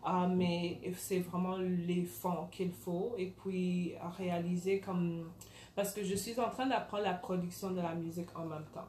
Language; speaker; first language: French; early bilingual, other home language; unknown